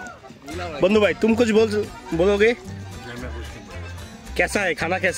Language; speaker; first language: Hindi; non-native, learner; Bangla